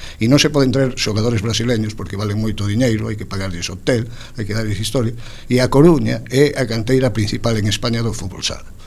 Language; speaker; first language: Galician; non-native, local second language; Spanish